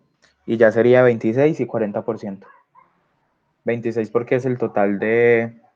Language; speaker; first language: Spanish; native; Spanish